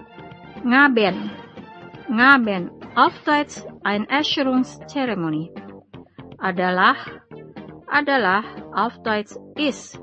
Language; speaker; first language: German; non-native, fluent; Indonesian